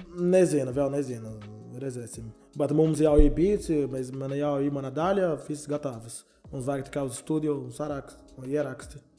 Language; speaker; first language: Latvian; non-native, learner; Portuguese